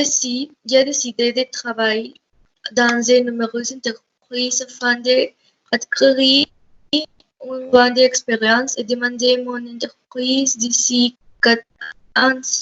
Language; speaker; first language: French; non-native, learner; Spanish